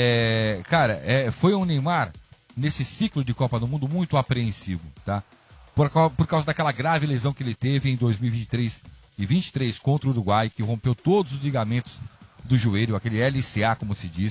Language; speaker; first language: Portuguese; native; Portuguese